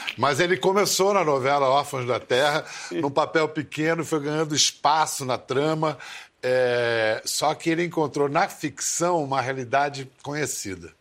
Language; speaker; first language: Portuguese; native; Portuguese